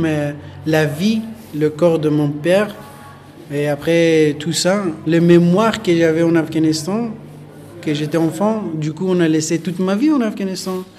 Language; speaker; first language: French; non-native, learner; Persian